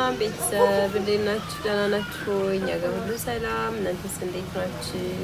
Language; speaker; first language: Amharic; native; Amharic